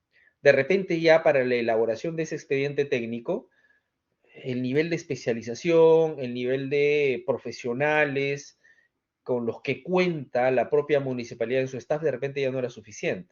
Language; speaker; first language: Spanish; native; Spanish